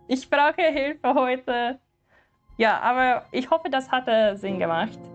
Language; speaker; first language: German; non-native, learner; English